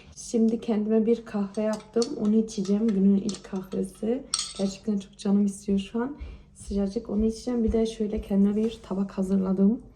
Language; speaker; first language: Turkish; early bilingual, heritage; Turkish